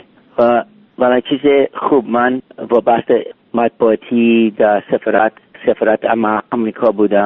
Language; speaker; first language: Persian; non-native, learner; English